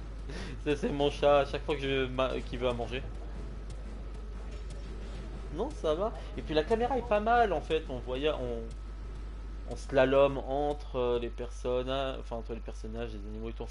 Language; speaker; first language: French; native; French